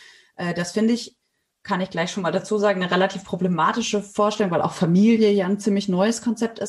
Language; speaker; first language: German; native; German